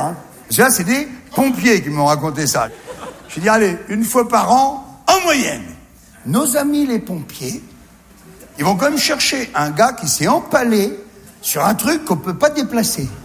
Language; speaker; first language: French; native; French